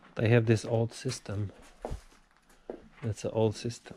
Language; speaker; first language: English; non-native, fluent; Czech